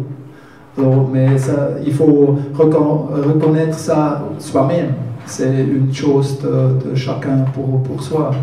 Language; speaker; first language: French; non-native, learner; German